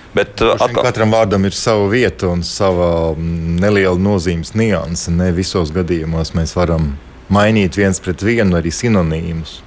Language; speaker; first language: Latvian; native; Latvian